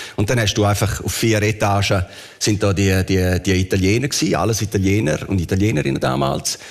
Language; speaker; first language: German; early bilingual, other home language; Italian